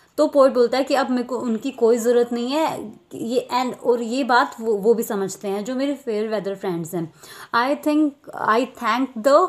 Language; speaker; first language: Hindi; native; Hindi